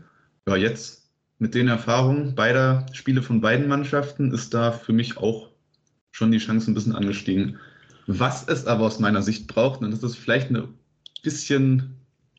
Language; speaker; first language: German; native; German